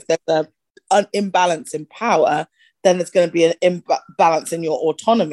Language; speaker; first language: English; native; English